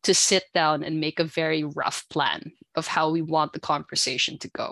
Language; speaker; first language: English; non-native, local second language; Filipino